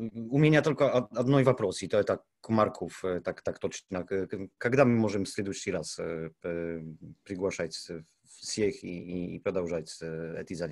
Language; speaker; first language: Russian; non-native, learner; Polish